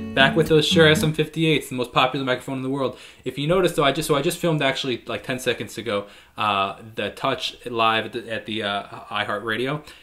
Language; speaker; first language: English; native; English